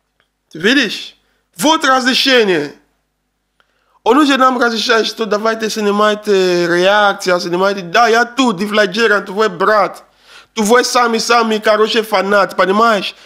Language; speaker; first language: Russian; non-native, learner; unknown